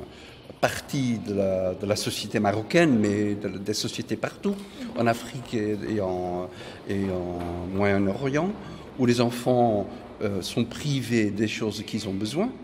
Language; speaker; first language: French; non-native, fluent; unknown